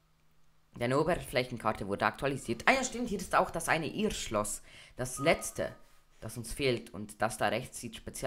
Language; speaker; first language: German; native; German